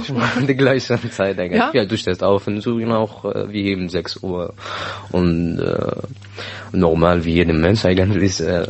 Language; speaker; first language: German; non-native, learner; Arabic